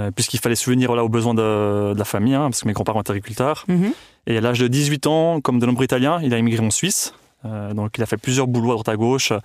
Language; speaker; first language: French; early bilingual, other home language; Italian